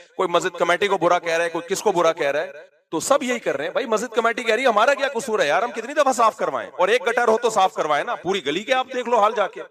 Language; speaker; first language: Urdu; native; Urdu